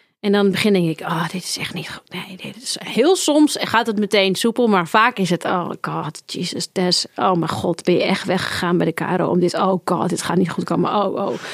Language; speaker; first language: Dutch; native; Dutch